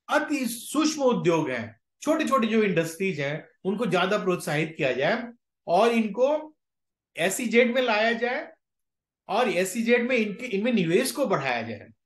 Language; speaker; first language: Hindi; native; Hindi